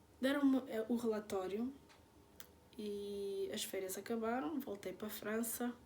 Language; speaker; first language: Portuguese; native; Portuguese